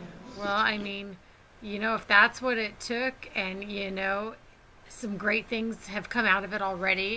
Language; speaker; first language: English; native; English